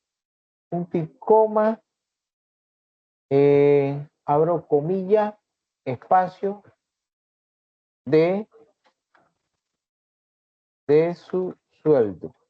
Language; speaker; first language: Spanish; native; Spanish